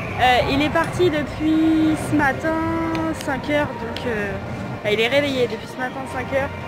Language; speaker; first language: French; native; French